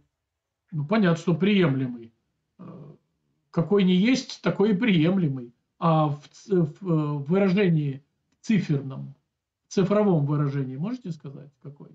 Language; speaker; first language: Russian; native; Russian